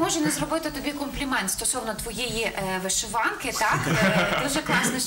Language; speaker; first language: Ukrainian; native; Ukrainian